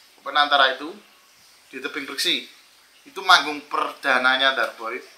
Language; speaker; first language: Indonesian; native; Indonesian